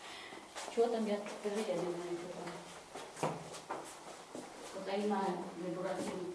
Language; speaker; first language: Russian; native; Russian